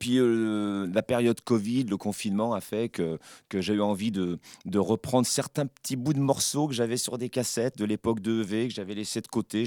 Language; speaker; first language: French; native; French